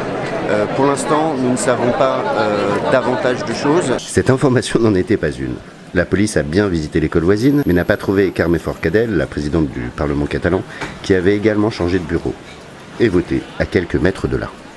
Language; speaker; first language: French; native; French